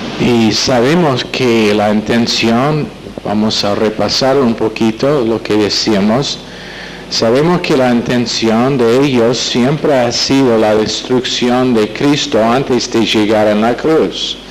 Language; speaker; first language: Spanish; non-native, fluent; English